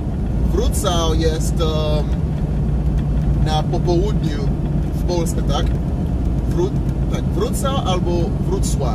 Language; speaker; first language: Polish; non-native, learner; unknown